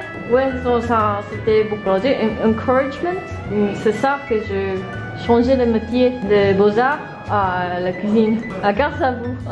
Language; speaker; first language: French; non-native, learner; Korean